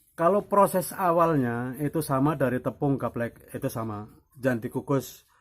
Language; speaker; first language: Indonesian; non-native, local second language; Javanese